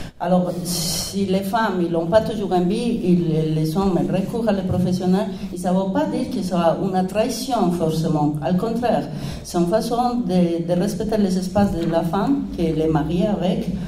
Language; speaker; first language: French; non-native, fluent; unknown